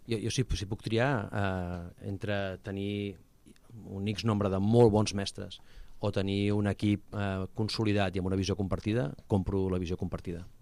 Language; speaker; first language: Catalan; native; Catalan